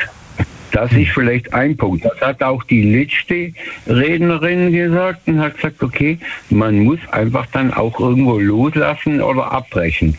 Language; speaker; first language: German; native; German